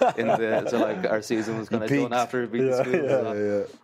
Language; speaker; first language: English; native; English